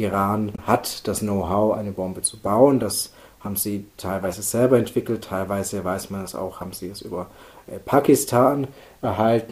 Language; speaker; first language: German; native; German